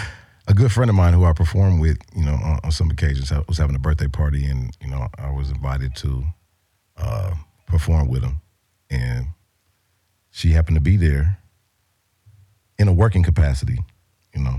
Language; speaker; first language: English; native; English